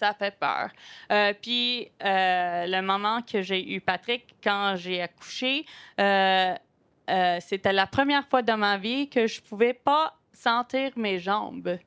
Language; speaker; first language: French; non-native, local second language; English